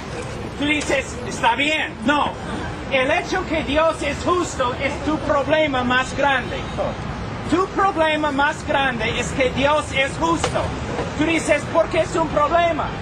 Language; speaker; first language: Spanish; non-native, fluent; English